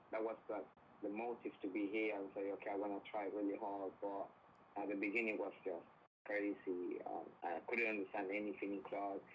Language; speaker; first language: English; non-native, fluent; Spanish